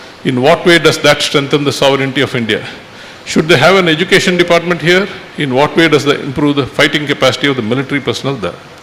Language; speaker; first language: English; non-native, local second language; Tamil